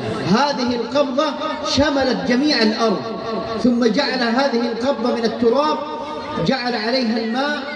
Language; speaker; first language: Arabic; native; Arabic